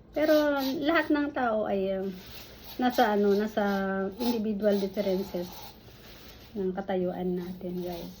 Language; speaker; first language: Filipino; non-native, local second language; Iloko